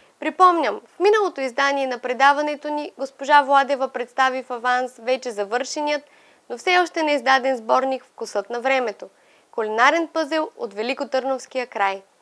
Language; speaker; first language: Bulgarian; native; Bulgarian